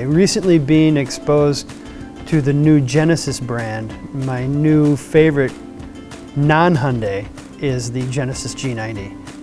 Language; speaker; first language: English; native; English